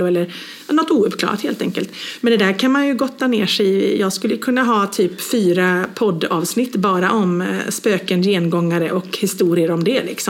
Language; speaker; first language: Swedish; native; Swedish